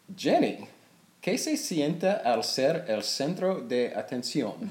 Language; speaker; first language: Spanish; non-native, learner; English